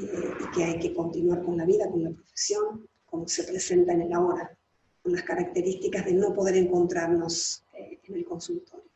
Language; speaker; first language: Spanish; native; Spanish